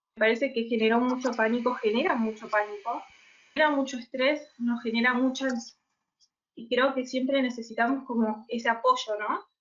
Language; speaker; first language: Spanish; native; Spanish